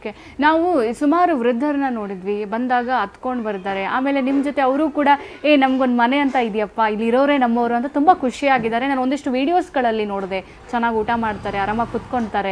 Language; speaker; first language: Kannada; native; Kannada